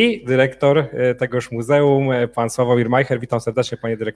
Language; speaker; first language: Polish; native; Polish